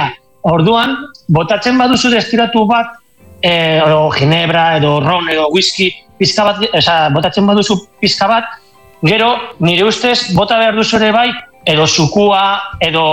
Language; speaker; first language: Basque; non-native, local second language; Spanish